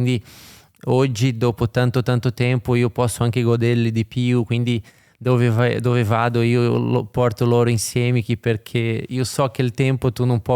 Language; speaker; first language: Italian; non-native, fluent; Portuguese